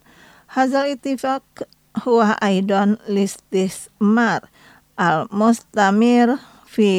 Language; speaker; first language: Arabic; non-native, fluent; Indonesian